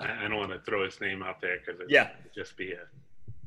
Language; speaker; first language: English; native; English